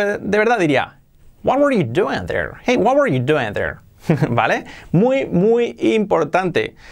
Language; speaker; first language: English; non-native, fluent; Spanish